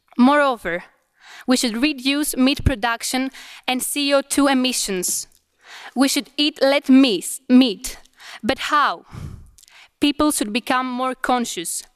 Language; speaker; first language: English; non-native, fluent; Arabic